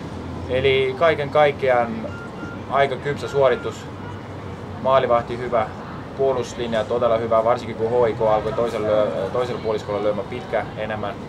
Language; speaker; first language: Finnish; non-native, fluent; Estonian